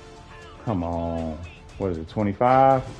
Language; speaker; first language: English; native; English